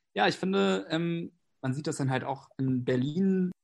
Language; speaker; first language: German; non-native, fluent; English